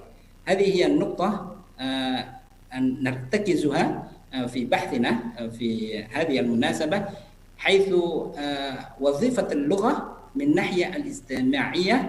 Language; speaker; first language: Arabic; non-native, fluent; Indonesian